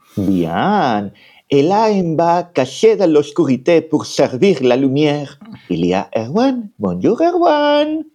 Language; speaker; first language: French; non-native, fluent; Spanish